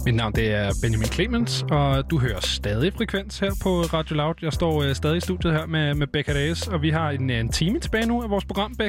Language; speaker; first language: Danish; native; Danish